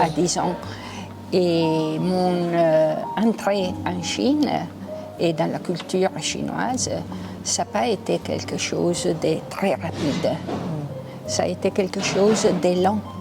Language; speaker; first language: French; non-native, local second language; Italian